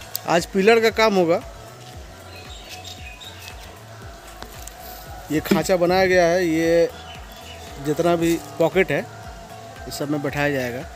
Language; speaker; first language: Hindi; native; Hindi